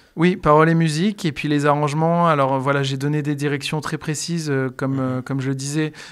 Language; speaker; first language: French; native; French